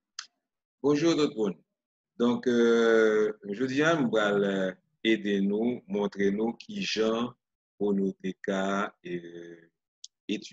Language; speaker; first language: French; non-native, local second language; Haitian Creole